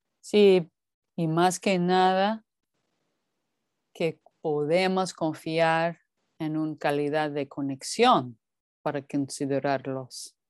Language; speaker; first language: Spanish; non-native, fluent; English